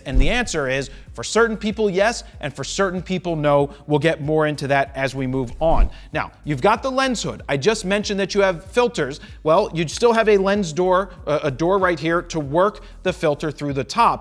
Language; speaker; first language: English; native; English